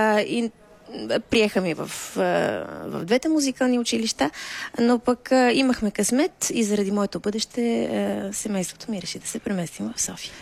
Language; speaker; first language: Bulgarian; native; Bulgarian